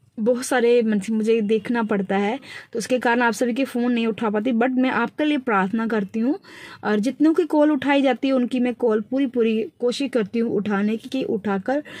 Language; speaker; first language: Hindi; non-native, local second language; Punjabi